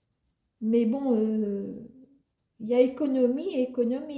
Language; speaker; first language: French; native; French